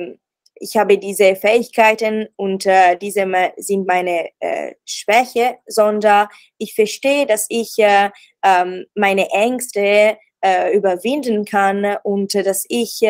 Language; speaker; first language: German; non-native, learner; Italian